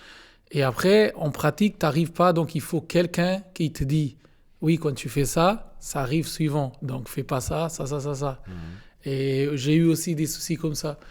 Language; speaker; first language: French; non-native, learner; Portuguese